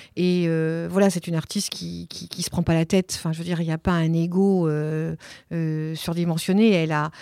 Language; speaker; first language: French; early bilingual, other home language; Italian